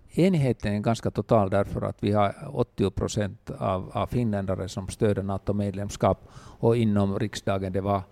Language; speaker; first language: Swedish; non-native, local second language; Finnish